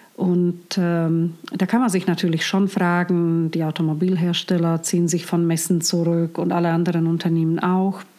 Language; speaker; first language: German; non-native, fluent; Slovak